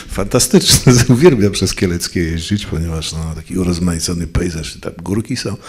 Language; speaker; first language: Polish; native; Polish